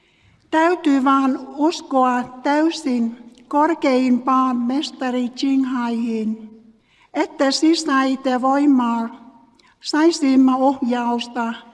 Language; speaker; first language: Finnish; non-native, learner; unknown